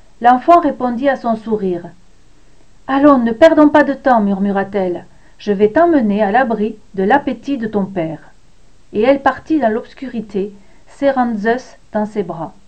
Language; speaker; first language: French; native; French